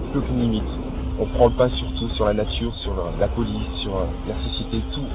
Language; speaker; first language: French; native; French